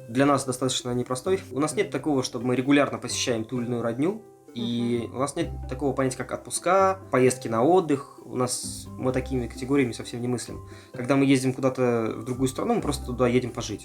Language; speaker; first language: Russian; native; Russian